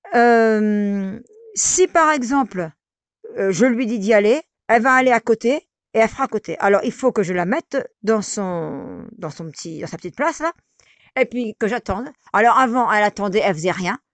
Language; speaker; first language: French; native; French